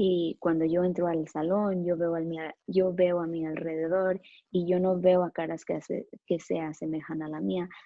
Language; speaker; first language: Spanish; early bilingual, other home language; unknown